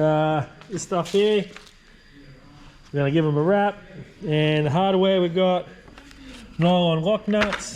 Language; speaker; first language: English; native; English